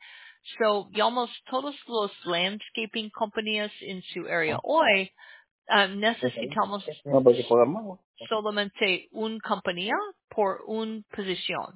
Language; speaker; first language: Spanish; non-native, learner; English